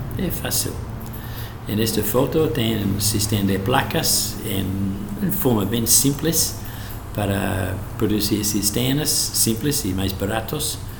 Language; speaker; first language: Portuguese; non-native, fluent; English